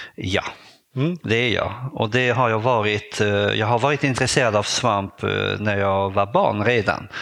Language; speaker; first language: Swedish; non-native, fluent; French